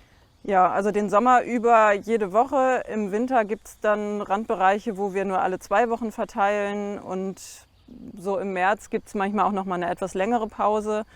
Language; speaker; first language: German; native; German